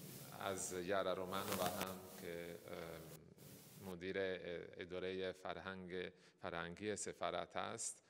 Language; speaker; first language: Persian; non-native, fluent; Italian